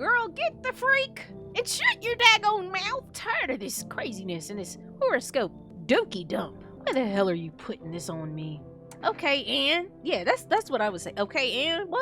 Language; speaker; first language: English; native; English